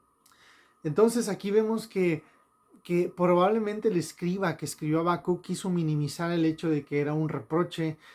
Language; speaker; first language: Spanish; native; Spanish